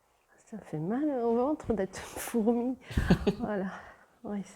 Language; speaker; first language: French; non-native, fluent; Portuguese